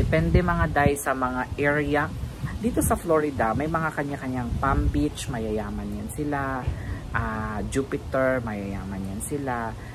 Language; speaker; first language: Filipino; non-native, local second language; Cebuano